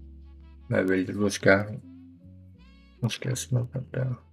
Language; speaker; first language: Danish; native; Danish